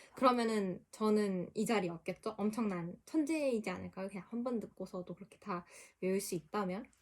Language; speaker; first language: Korean; native; Korean